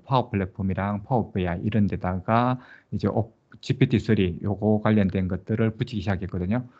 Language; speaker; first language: Korean; native; Korean